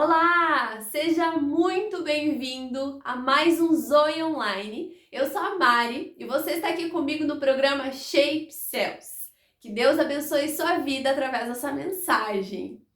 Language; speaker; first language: Portuguese; native; Portuguese